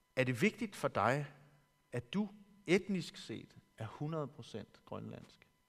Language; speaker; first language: Danish; native; Danish